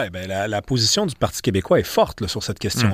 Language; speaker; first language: French; native; French